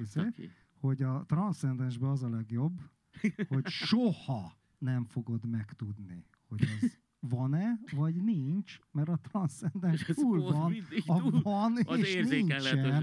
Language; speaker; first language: Hungarian; native; Hungarian